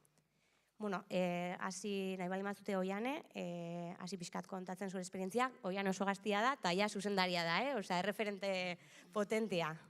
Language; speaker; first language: Basque; native; Basque